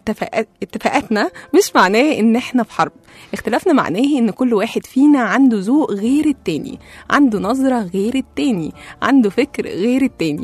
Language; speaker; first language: Arabic; native; Arabic